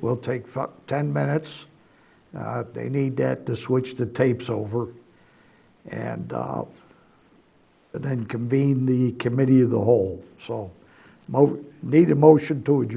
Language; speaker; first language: English; native; English